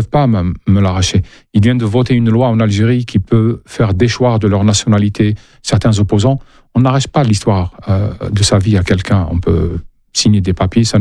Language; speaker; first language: French; non-native, local second language; Arabic